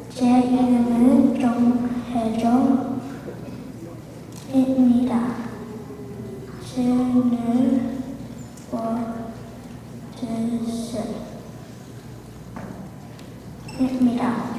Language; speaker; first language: Korean; early bilingual, heritage; Korean